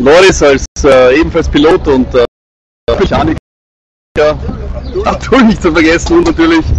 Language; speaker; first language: German; native; German